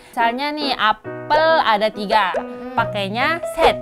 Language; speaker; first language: Indonesian; non-native, fluent; Korean